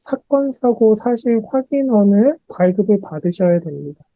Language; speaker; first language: Korean; native; Korean